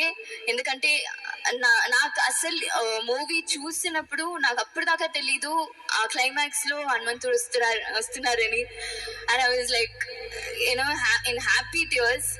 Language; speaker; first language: Telugu; non-native, learner; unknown